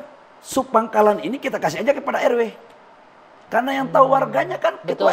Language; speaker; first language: Indonesian; native; Indonesian